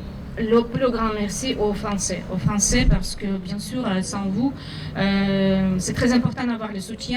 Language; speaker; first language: French; non-native, fluent; Ukrainian